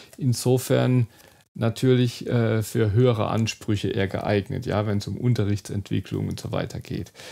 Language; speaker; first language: German; native; German